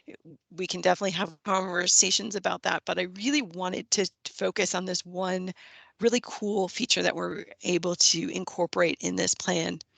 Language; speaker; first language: English; native; English